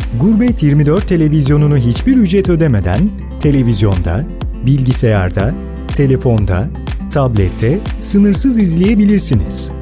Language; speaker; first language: Turkish; native; Turkish